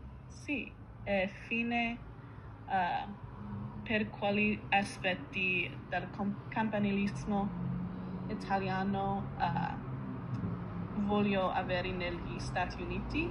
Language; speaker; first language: Italian; non-native, learner; English